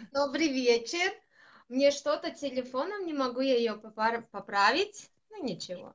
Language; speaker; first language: Russian; non-native, local second language; Latvian